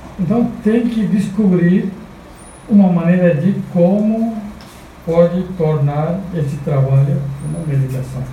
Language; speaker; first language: Portuguese; non-native, fluent; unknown